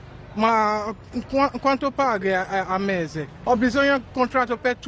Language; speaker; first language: Italian; non-native, learner; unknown